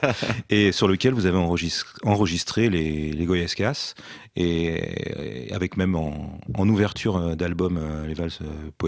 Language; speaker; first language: French; native; French